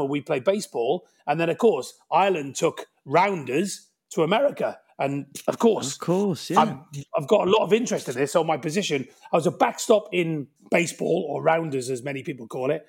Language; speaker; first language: English; native; English